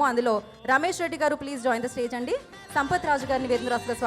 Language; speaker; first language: Telugu; native; Telugu